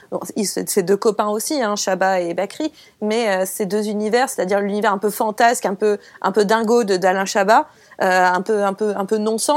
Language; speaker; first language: French; native; French